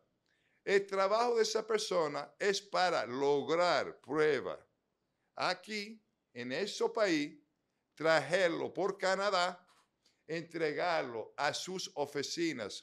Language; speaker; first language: Spanish; native; Spanish